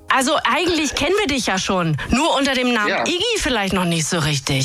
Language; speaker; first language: German; native; German